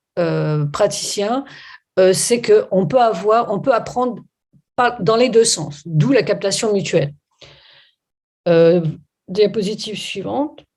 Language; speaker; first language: French; native; French